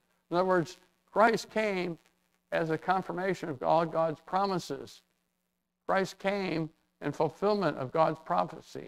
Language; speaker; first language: English; native; English